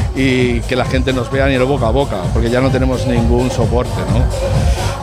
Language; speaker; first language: Spanish; native; Spanish